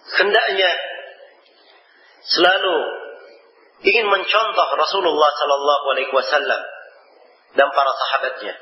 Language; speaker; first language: Indonesian; native; Indonesian